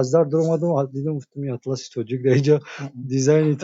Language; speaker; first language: Persian; native; Persian